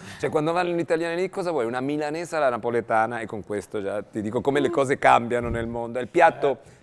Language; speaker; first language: Italian; non-native, fluent; Spanish